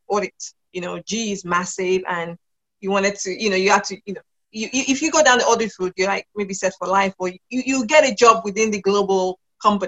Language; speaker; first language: English; non-native, local second language; Yoruba